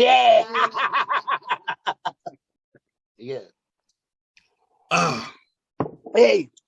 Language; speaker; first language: English; non-native, learner; Spanish